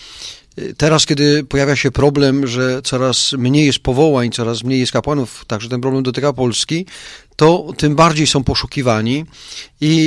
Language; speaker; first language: Polish; native; Polish